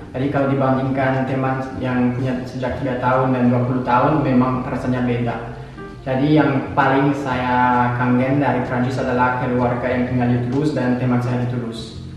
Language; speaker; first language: Indonesian; non-native, fluent; French